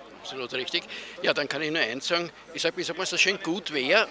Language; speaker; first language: German; native; German